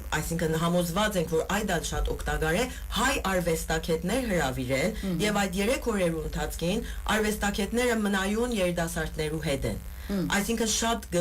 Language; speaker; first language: Armenian; early bilingual, heritage; Armenian